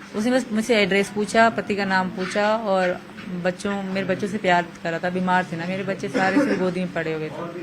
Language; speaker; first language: Urdu; non-native, local second language; Sindhi